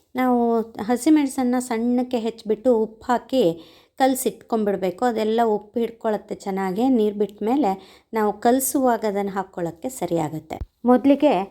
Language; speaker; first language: Kannada; non-native, local second language; Konkani